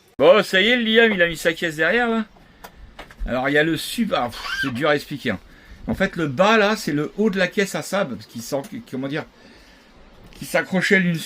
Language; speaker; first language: French; native; French